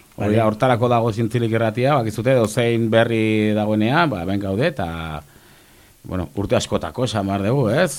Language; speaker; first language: Basque; non-native, local second language; Spanish